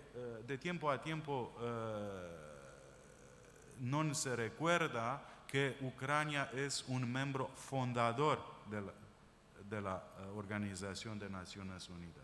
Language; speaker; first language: Spanish; non-native, fluent; Romanian